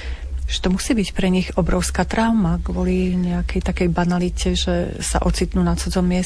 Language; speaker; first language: Slovak; native; Slovak